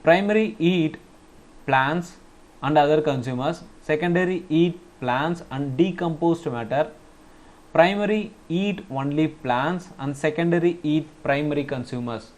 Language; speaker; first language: English; non-native, local second language; Tamil